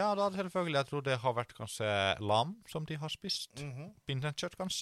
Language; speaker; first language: Norwegian; non-native, fluent; Finnish